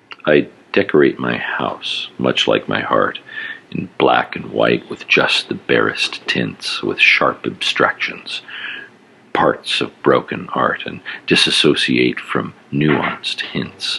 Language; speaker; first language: English; native; English